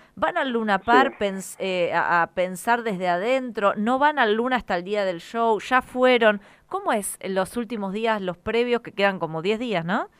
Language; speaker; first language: Spanish; native; Spanish